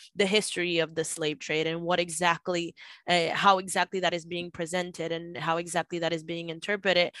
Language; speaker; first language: English; non-native, fluent; Spanish